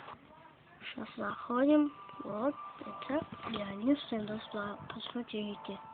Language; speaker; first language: Russian; non-native, learner; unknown